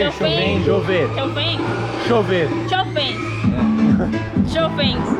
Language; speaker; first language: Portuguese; non-native, learner; Thai